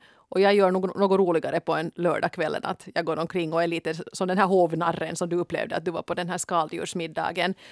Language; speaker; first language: Swedish; native; Swedish